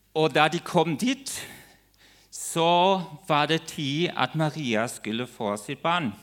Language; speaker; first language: Norwegian; non-native, fluent; German